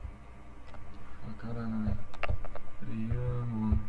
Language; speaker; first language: Japanese; non-native, learner; English